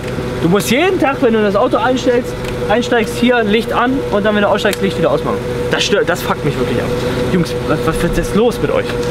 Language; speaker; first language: German; native; German